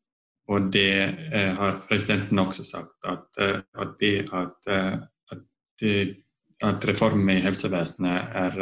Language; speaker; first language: Norwegian; non-native, fluent; Estonian